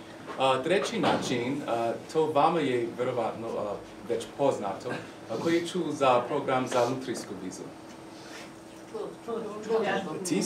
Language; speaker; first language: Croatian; non-native, learner; English